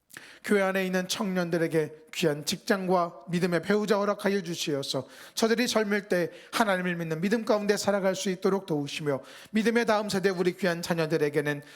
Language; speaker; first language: Korean; native; Korean